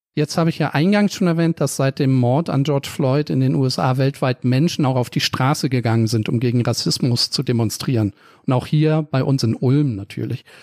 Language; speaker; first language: German; native; German